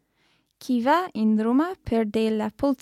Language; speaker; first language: Italian; non-native, learner; English